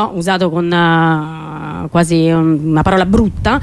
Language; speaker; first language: Italian; native; Italian